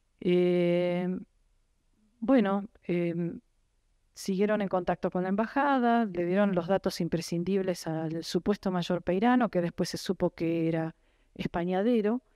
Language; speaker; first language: Spanish; native; Spanish